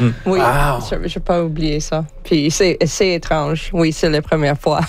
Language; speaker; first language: French; non-native, learner; English